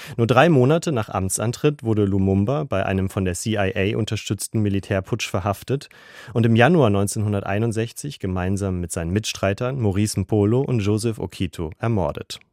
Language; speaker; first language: German; native; German